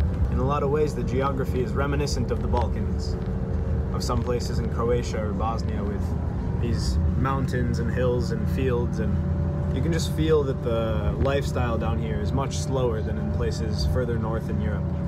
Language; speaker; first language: English; native; English